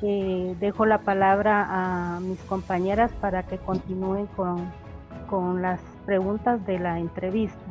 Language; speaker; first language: Spanish; native; Spanish